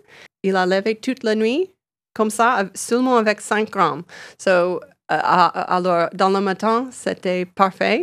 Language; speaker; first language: French; non-native, learner; English